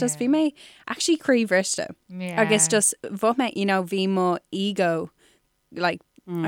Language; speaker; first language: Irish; non-native, local second language; English